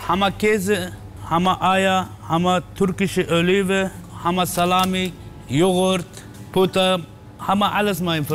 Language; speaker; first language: German; non-native, learner; Turkish